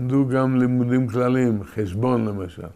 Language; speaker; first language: Hebrew; early bilingual, other home language; Yiddish